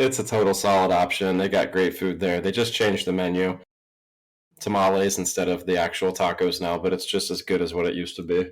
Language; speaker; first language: English; native; English